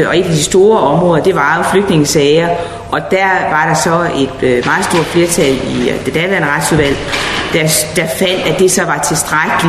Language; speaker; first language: Danish; native; Danish